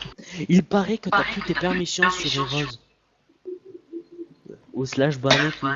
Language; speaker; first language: French; native; French